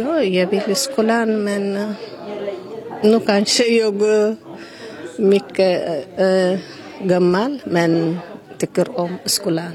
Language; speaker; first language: Swedish; non-native, learner; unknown